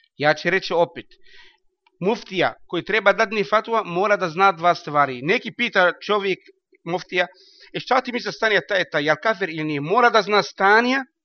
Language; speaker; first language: Bosnian; non-native, learner; Arabic